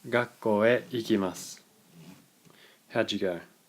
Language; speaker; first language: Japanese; non-native, fluent; English